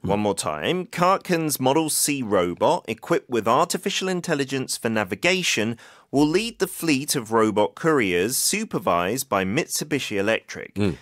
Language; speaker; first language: English; native; English